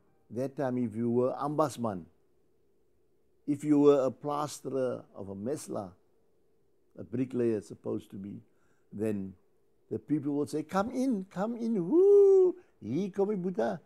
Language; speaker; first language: English; native; English